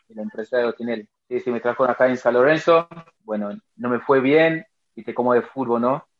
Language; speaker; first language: Spanish; non-native, fluent; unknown